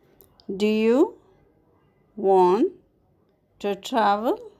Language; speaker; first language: English; non-native, fluent; Arabic